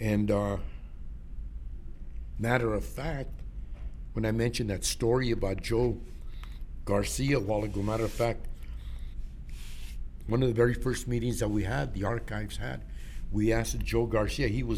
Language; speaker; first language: English; native; English